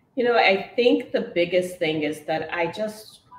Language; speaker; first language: English; native; English